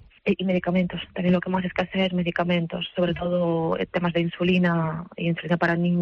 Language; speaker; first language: Spanish; non-native, fluent; Russian